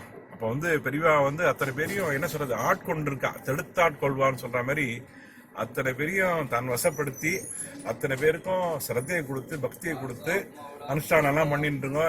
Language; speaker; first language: Tamil; native; Tamil